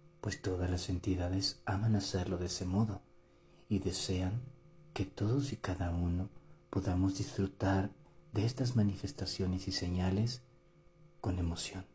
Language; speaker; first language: Spanish; native; Spanish